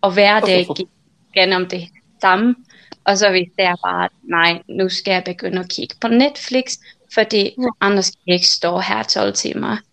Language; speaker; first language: Danish; non-native, fluent; Finnish